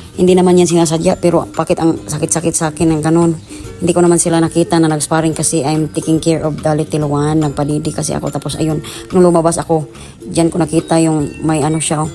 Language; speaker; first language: Filipino; non-native, local second language; Cebuano